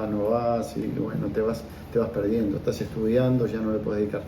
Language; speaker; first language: Spanish; native; Spanish